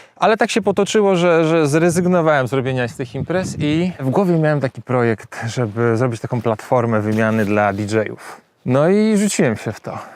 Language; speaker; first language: Polish; native; Polish